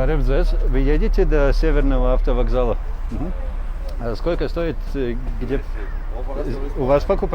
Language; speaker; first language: Russian; non-native, fluent; Latvian